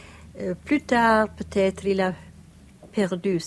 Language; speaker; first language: French; non-native, fluent; Italian